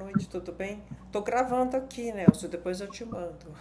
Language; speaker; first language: Portuguese; native; Portuguese